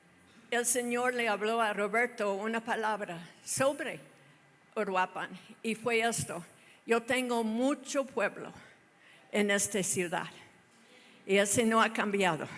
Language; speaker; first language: Spanish; non-native, fluent; English